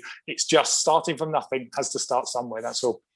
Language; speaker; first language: English; native; English